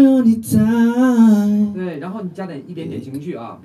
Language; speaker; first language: Chinese; native; Chinese